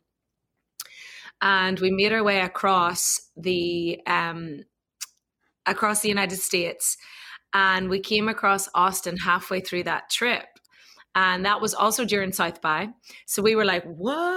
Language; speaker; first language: English; native; English